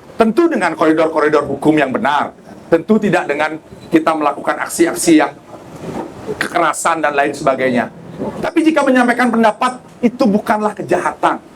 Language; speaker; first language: Indonesian; native; Indonesian